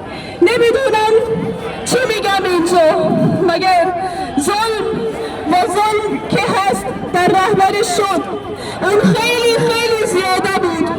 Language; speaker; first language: Persian; non-native, learner; Urdu